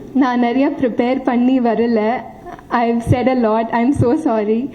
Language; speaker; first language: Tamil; non-native, fluent; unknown